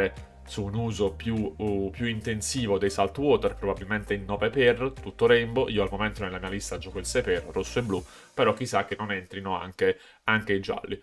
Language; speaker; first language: Italian; native; Italian